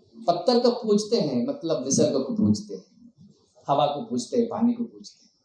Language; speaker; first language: Hindi; non-native, local second language; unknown